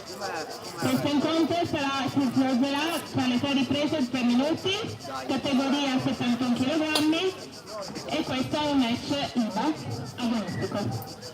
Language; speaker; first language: Italian; native; Italian